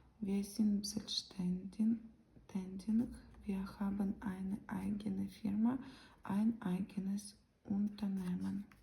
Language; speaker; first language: German; non-native, learner; Ukrainian